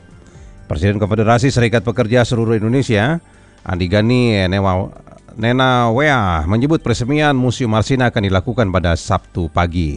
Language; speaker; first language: Indonesian; native; Indonesian